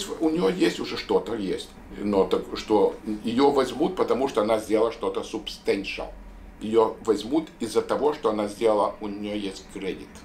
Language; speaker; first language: Russian; native; Russian